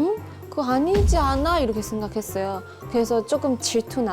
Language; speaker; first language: Korean; non-native, fluent; Chinese